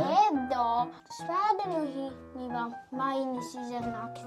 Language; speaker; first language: Japanese; early bilingual, heritage; Japanese